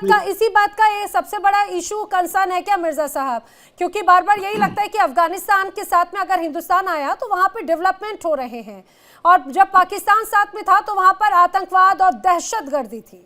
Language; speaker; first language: Hindi; native; Hindi